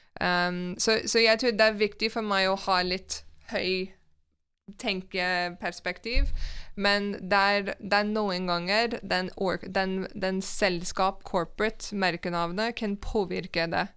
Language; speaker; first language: Norwegian; non-native, fluent; English